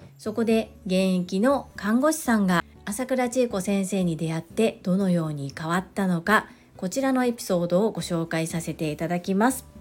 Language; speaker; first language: Japanese; native; Japanese